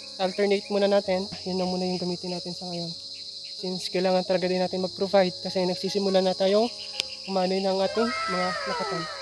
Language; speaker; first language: Filipino; non-native, local second language; Cebuano